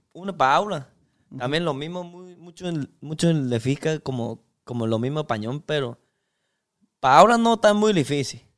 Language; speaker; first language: Spanish; non-native, learner; Chinese